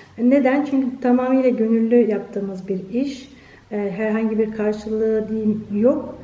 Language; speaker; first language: Turkish; early bilingual, heritage; Turkish